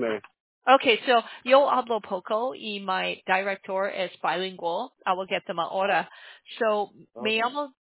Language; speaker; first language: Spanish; non-native, learner; English